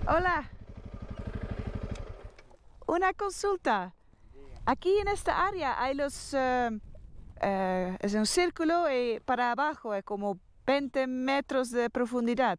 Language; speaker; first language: Spanish; non-native, learner; Dutch